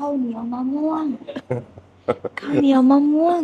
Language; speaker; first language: Korean; non-native, learner; Thai